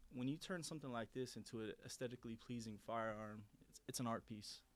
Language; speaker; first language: English; native; English